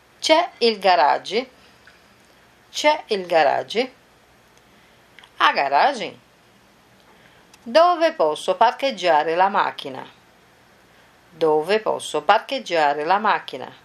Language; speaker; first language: Italian; non-native, fluent; Portuguese